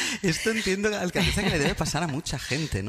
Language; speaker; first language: Spanish; native; Spanish